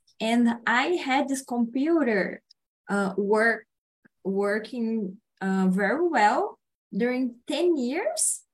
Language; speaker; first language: English; non-native, learner; Portuguese